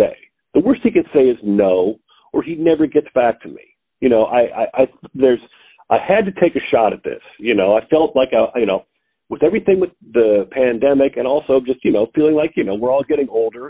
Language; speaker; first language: English; native; English